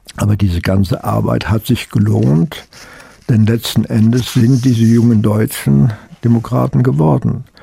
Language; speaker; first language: German; native; German